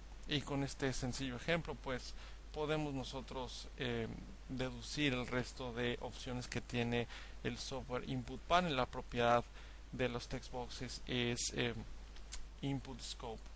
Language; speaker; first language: Spanish; native; Spanish